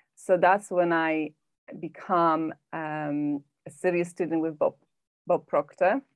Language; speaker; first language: English; non-native, fluent; Polish